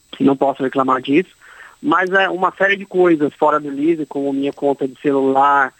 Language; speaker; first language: Portuguese; native; Portuguese